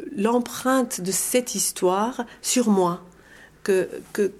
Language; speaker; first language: French; non-native, fluent; Persian